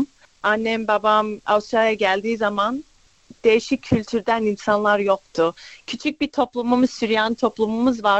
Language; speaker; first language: Turkish; early bilingual, other home language; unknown